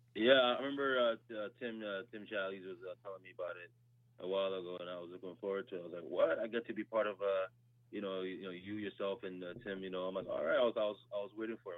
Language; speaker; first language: English; early bilingual, other home language; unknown